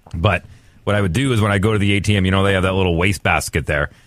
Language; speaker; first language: English; native; English